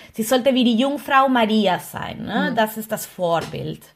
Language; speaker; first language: German; non-native, fluent; Spanish